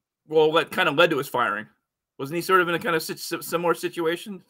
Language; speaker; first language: English; native; English